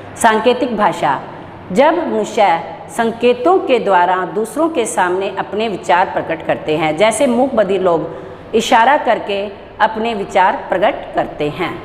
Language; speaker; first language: Hindi; native; Hindi